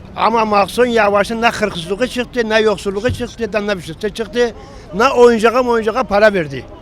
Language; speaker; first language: Turkish; native; Turkish